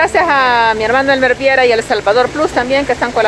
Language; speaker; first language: Spanish; native; Spanish